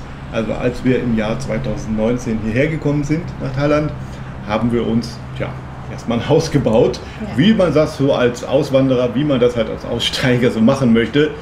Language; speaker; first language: German; native; German